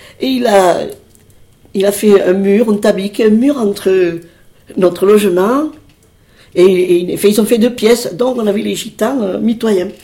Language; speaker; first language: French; early bilingual, other home language; Spanish